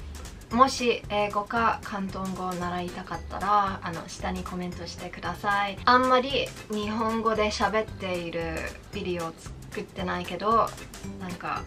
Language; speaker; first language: Japanese; early bilingual, heritage; Japanese